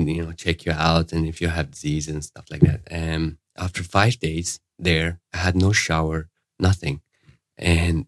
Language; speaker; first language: English; non-native, fluent; Arabic